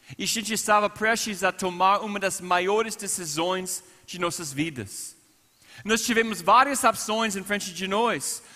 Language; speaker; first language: Portuguese; non-native, fluent; English